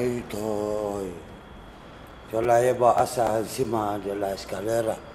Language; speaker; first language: Spanish; non-native, learner; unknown